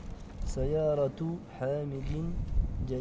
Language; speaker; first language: Arabic; non-native, learner; French